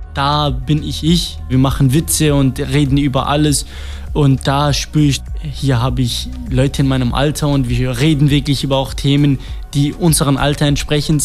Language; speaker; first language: German; non-native, fluent; Kurdish